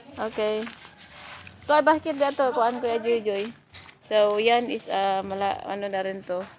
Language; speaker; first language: Filipino; native; Filipino